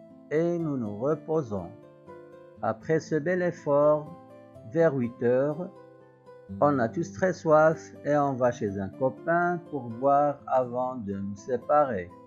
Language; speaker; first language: French; non-native, local second language; Arabic